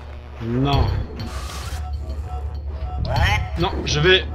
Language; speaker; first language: French; native; French